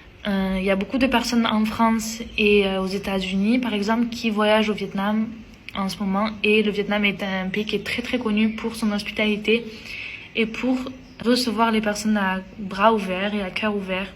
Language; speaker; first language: French; early bilingual, other home language; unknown